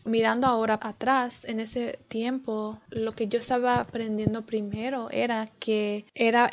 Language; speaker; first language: Spanish; early bilingual, heritage; Spanish